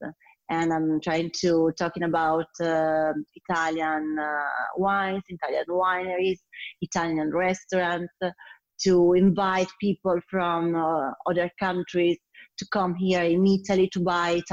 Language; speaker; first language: English; non-native, learner; Italian